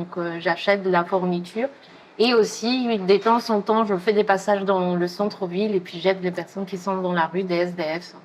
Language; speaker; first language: French; non-native, fluent; Spanish